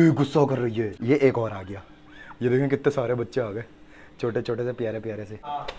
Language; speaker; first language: Urdu; native; Urdu